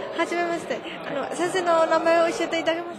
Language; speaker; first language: Japanese; non-native, learner; Burmese